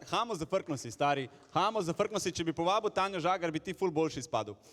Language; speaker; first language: Slovenian; non-native, local second language; Bosnian